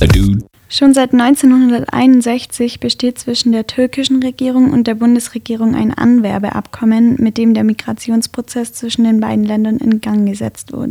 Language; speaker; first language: German; native; German